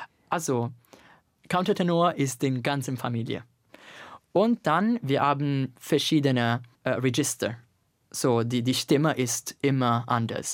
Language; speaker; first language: German; non-native, learner; Italian